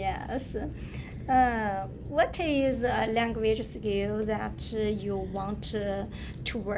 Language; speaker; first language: English; non-native, learner; Chinese